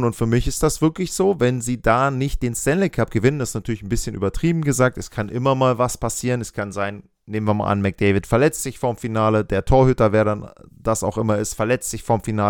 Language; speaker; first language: German; native; German